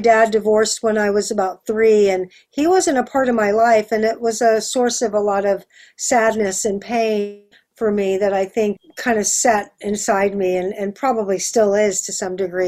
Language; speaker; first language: English; native; English